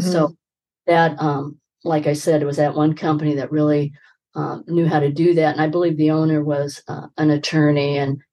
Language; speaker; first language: English; native; English